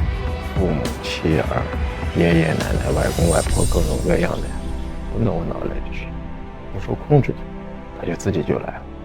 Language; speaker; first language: Chinese; native; Chinese